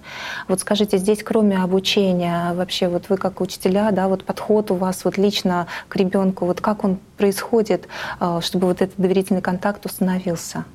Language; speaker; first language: Russian; native; Russian